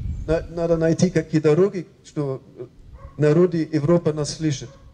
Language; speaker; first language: Russian; non-native, fluent; German